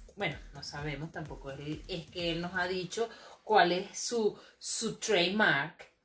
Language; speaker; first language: Spanish; native; Spanish